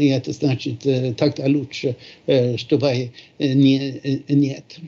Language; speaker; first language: Russian; non-native, fluent; Swedish